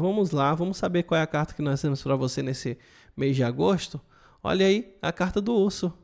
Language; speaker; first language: Portuguese; native; Portuguese